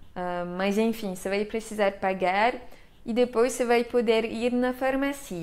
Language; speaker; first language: Portuguese; non-native, fluent; French